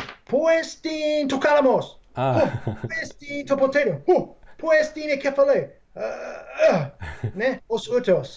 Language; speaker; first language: Greek; non-native, fluent; English